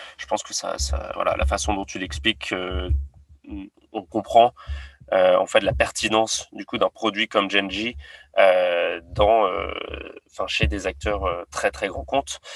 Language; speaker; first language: French; native; French